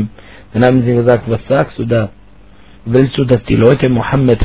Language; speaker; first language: German; non-native, fluent; Arabic